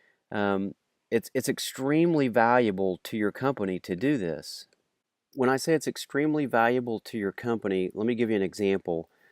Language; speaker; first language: English; native; English